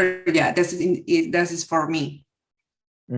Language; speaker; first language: English; non-native, learner; Spanish